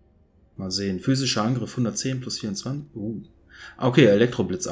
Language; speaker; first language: German; native; German